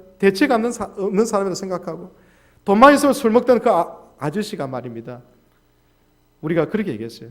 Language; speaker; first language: Korean; native; Korean